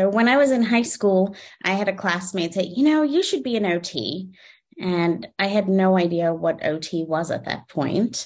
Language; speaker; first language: English; non-native, local second language; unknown